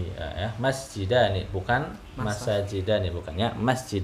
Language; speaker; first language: Indonesian; native; Indonesian